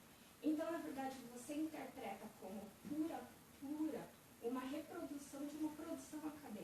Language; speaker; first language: Portuguese; native; Portuguese